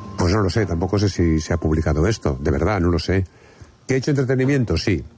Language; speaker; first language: Spanish; native; Spanish